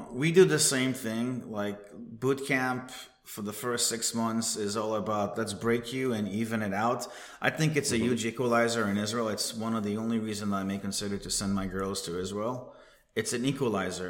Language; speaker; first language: English; non-native, fluent; Hebrew